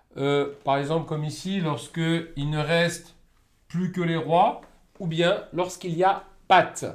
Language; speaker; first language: French; native; French